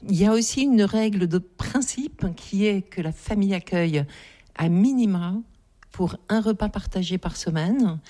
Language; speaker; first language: French; native; French